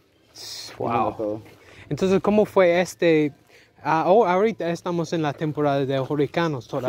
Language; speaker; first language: Spanish; non-native, learner; English